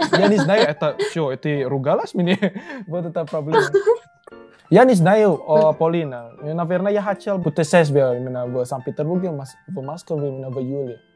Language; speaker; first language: Russian; non-native, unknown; Indonesian